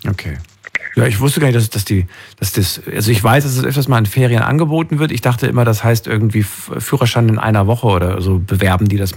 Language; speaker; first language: German; native; German